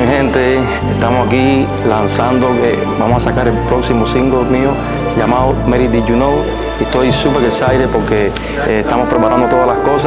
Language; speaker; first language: Spanish; native; Spanish